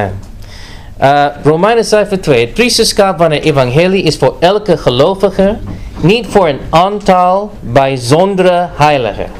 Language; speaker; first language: Dutch; non-native, fluent; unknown